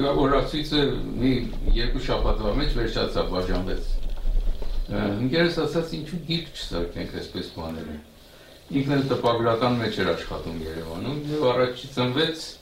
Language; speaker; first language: Armenian; early bilingual, heritage; Armenian